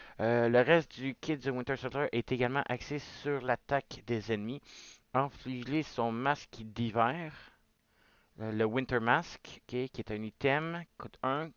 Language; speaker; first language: French; native; French